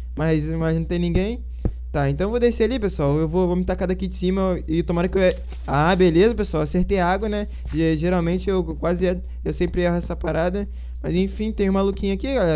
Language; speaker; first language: Portuguese; native; Portuguese